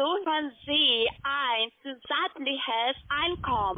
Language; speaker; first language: German; non-native, learner; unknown